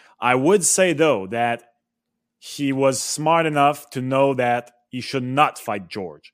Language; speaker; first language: English; non-native, local second language; French